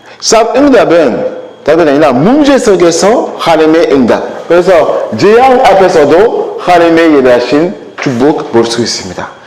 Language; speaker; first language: Korean; non-native, learner; French